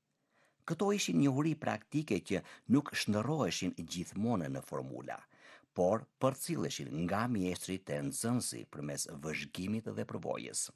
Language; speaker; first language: Albanian; native; Albanian